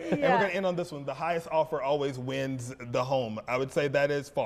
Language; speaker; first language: English; native; English